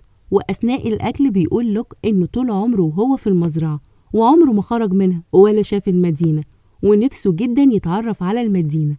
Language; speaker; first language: Arabic; native; Arabic